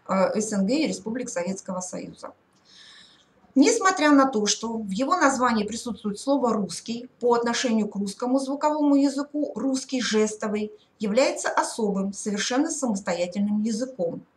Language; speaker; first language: Russian; native; Russian